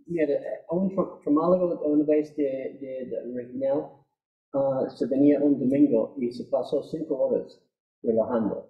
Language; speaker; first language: Spanish; non-native, fluent; English